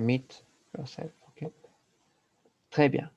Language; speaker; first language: English; non-native, learner; French